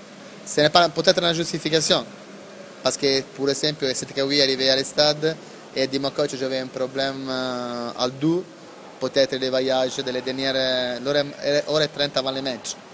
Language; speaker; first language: French; non-native, learner; Italian